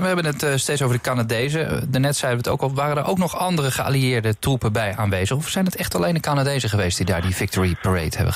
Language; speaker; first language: Dutch; native; Dutch